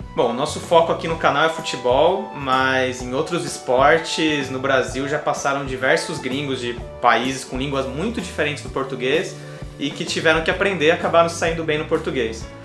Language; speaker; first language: Portuguese; native; Portuguese